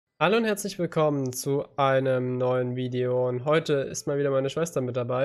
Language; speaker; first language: German; native; German